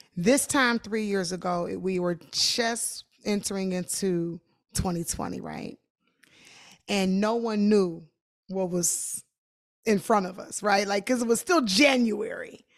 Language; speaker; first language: English; native; English